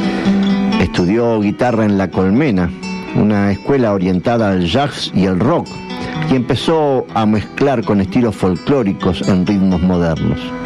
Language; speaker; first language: Spanish; native; Spanish